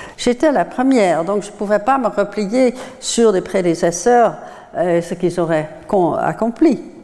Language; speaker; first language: French; non-native, fluent; Dutch